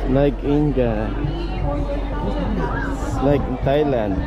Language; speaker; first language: English; non-native, local second language; Filipino